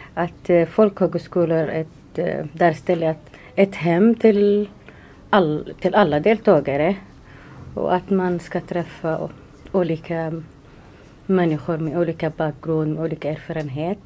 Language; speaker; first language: Swedish; non-native, learner; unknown